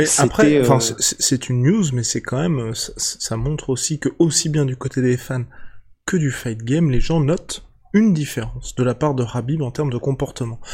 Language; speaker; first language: French; native; French